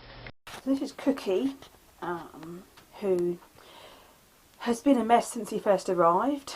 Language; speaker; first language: English; native; English